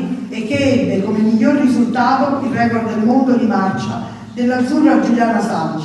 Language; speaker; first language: Italian; native; Italian